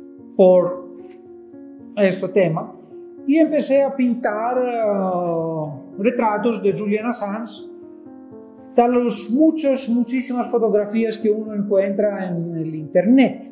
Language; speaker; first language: Spanish; non-native, fluent; Greek